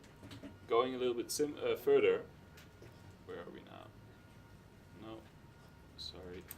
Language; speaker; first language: English; non-native, fluent; Dutch